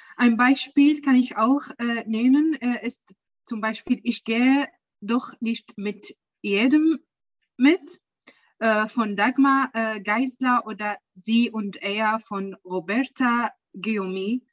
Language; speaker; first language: German; non-native, learner; Arabic